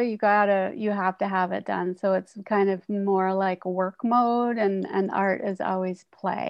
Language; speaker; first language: English; native; English